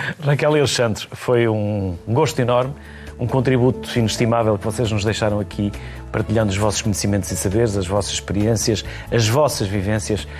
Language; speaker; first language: Portuguese; native; Portuguese